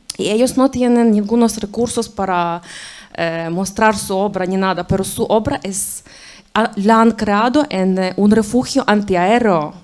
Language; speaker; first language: Spanish; non-native, fluent; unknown